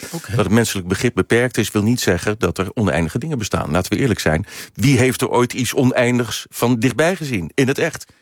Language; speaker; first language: Dutch; native; Dutch